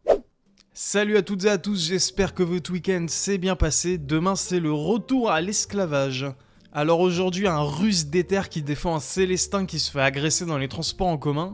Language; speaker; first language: French; native; French